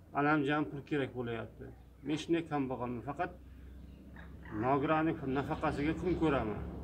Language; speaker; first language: Uzbek; native; Uzbek